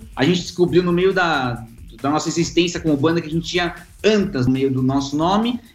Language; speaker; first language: Portuguese; early bilingual, other home language; Spanish